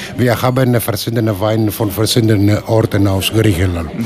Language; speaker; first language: German; non-native, learner; Greek